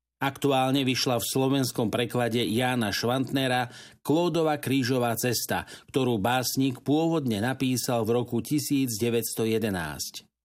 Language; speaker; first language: Slovak; native; Slovak